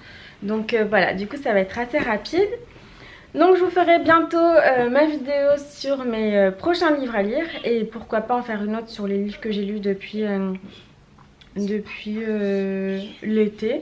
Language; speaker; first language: French; native; French